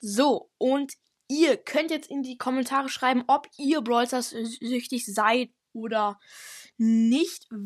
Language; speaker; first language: German; native; German